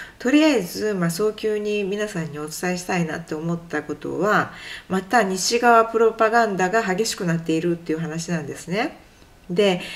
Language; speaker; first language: Japanese; native; Japanese